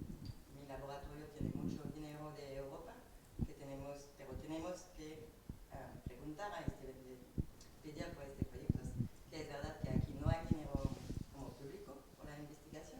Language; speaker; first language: Spanish; non-native, learner; French